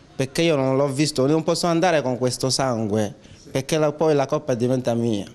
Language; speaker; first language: Italian; non-native, learner; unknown